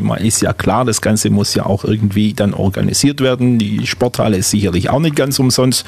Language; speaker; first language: German; native; German